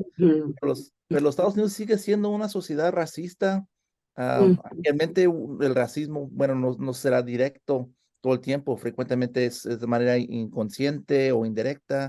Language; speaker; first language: Spanish; early bilingual, heritage; Spanish